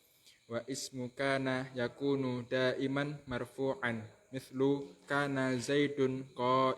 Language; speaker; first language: Arabic; non-native, learner; Indonesian